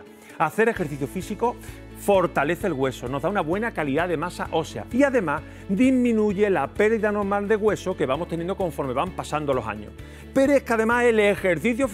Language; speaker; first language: Spanish; native; Spanish